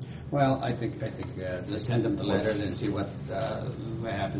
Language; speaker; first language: English; native; English